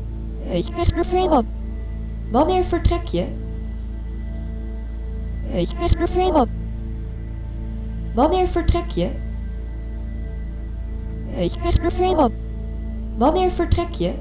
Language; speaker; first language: Dutch; non-native, learner; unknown